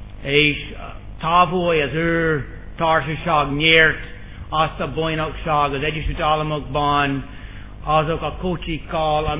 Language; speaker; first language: Hungarian; non-native, fluent; English